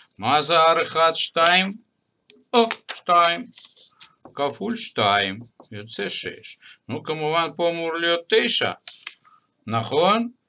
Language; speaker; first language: Hebrew; non-native, fluent; Russian